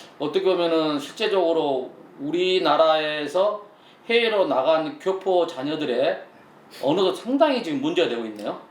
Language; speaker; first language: Korean; native; Korean